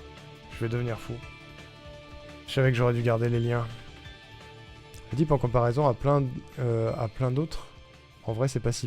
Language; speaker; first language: French; native; French